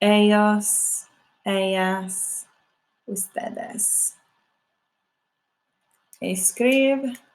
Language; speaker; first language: Spanish; non-native, fluent; English